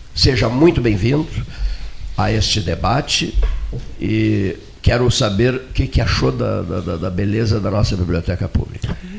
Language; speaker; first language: Portuguese; native; Portuguese